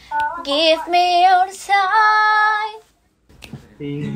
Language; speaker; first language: English; non-native, learner; Indonesian